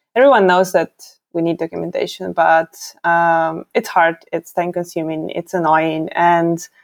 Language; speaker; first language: English; non-native, fluent; Ukrainian